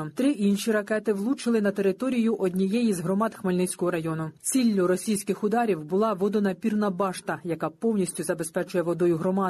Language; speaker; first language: Ukrainian; native; Ukrainian